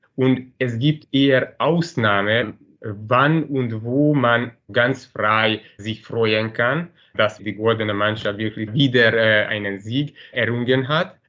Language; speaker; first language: German; non-native, fluent; Hungarian